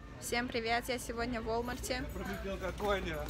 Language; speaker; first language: Russian; non-native, learner; English